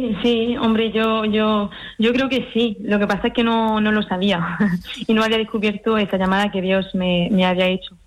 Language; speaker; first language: Spanish; early bilingual, heritage; French